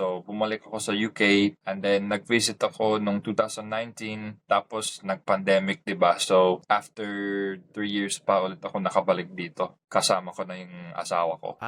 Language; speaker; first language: Filipino; non-native, fluent; English